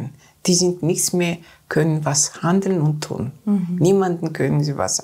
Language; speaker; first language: German; non-native, learner; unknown